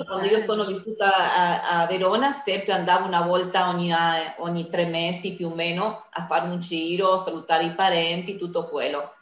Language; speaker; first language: Italian; non-native, fluent; Spanish